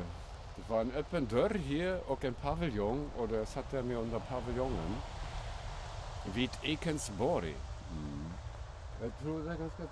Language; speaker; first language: Swedish; non-native, fluent; German